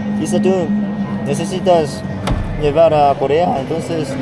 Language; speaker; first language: Spanish; non-native, learner; Korean